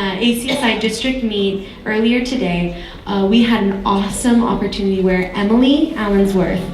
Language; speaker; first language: English; native; English